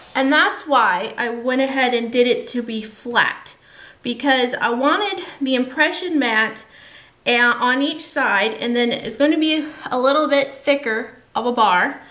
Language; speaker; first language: English; native; English